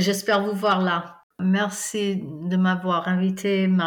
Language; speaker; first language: French; non-native, fluent; English